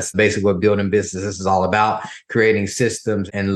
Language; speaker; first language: English; native; English